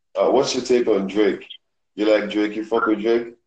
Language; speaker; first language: English; non-native, local second language; Yoruba